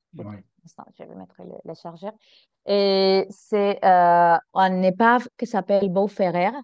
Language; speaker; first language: French; non-native, fluent; Spanish